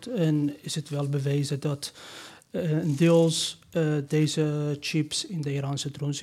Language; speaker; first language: Dutch; non-native, fluent; Persian